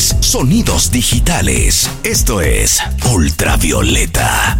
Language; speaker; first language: Spanish; native; Spanish